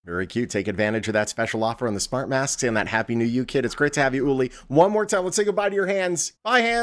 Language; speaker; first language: English; native; English